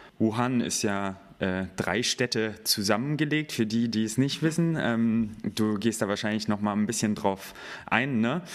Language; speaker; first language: German; native; German